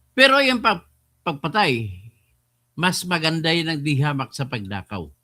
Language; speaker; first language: Filipino; non-native, local second language; Hiligaynon